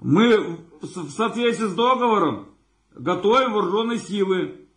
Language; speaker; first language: Russian; native; Russian